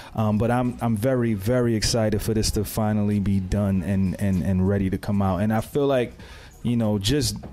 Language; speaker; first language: English; native; English